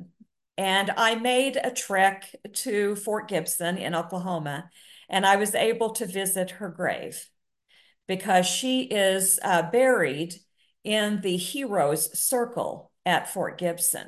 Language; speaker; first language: English; native; English